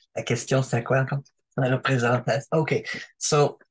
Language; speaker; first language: French; native; French